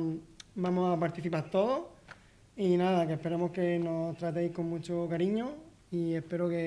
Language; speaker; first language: Spanish; native; Spanish